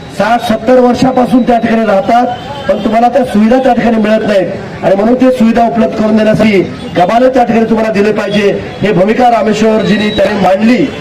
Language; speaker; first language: Marathi; native; Marathi